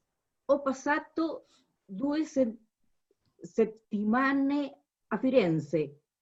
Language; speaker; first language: Italian; non-native, learner; Spanish